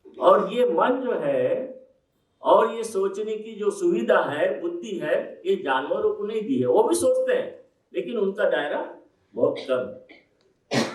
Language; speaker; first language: Hindi; native; Hindi